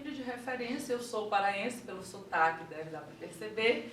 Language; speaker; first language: Portuguese; native; Portuguese